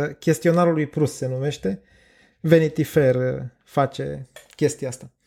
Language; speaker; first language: Romanian; native; Romanian